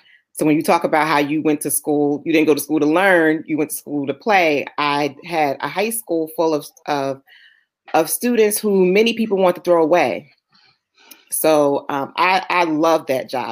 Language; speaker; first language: English; native; English